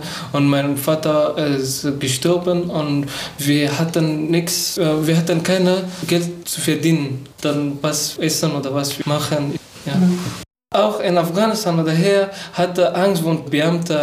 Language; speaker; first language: German; non-native, learner; Persian